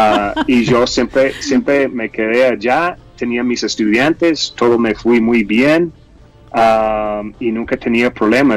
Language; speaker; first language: Spanish; non-native, fluent; English